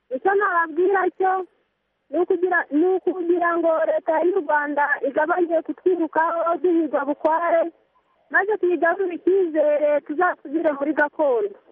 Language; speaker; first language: Kinyarwanda; early bilingual, heritage; Kinyarwanda